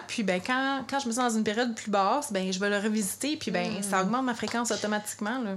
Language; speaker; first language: French; native; French